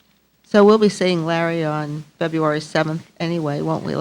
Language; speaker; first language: English; native; English